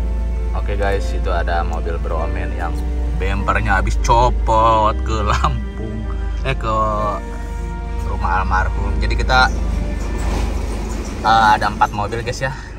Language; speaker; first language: Indonesian; native; Indonesian